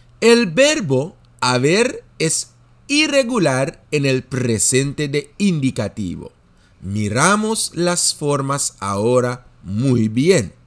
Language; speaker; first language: Spanish; non-native, fluent; Dutch